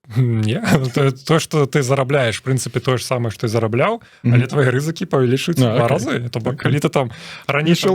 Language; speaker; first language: Belarusian; non-native, local second language; Russian